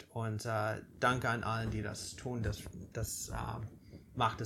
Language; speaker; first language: German; non-native, fluent; English